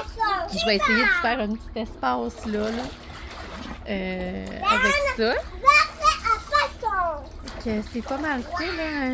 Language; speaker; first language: French; native; French